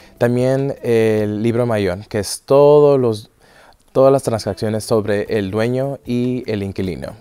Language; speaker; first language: Spanish; early bilingual, heritage; Spanish